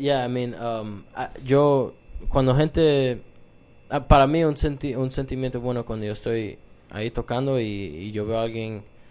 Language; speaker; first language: Spanish; early bilingual, heritage; Spanish